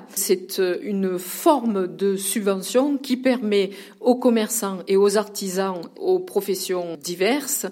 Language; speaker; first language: French; native; French